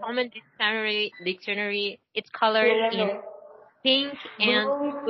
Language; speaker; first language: English; non-native, learner; Indonesian